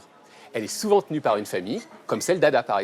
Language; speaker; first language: French; native; French